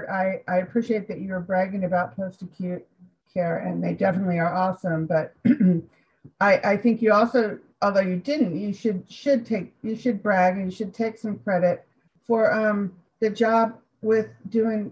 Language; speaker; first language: English; native; English